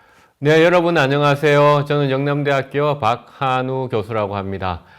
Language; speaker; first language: Korean; native; Korean